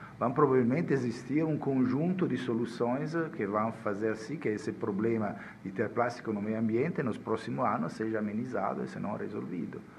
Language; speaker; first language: Portuguese; non-native, fluent; Italian